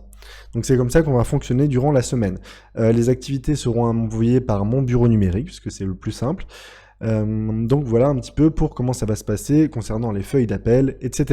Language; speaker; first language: French; native; French